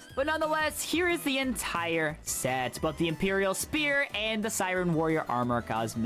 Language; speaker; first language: English; native; English